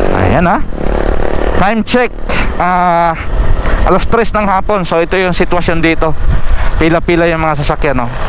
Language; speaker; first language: Filipino; native; Filipino